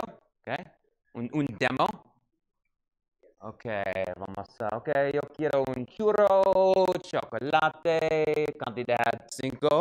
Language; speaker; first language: Spanish; non-native, learner; English